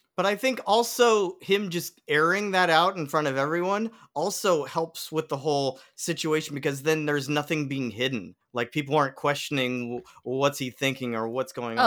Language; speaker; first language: English; native; English